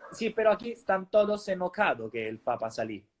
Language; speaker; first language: Spanish; non-native, fluent; Italian